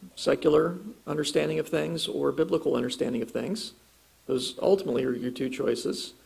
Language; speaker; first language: English; native; English